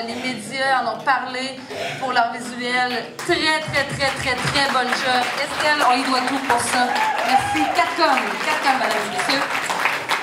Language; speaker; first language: French; native; French